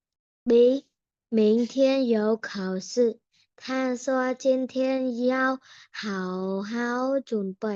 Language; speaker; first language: Chinese; non-native, learner; Khmer